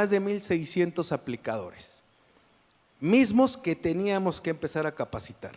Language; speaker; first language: Spanish; native; Spanish